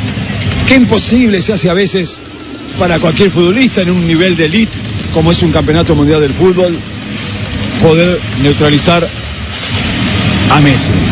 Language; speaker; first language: Spanish; native; Spanish